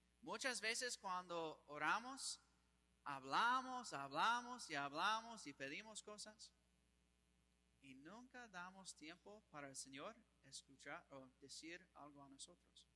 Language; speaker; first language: Spanish; non-native, fluent; English